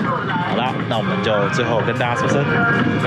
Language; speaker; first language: Chinese; native; Chinese